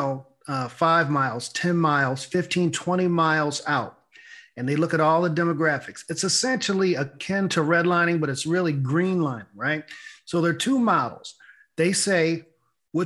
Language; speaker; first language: English; native; English